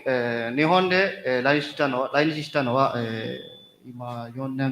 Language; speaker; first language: Japanese; non-native, learner; Burmese